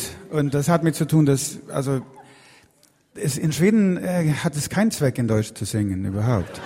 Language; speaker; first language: German; non-native, fluent; Swedish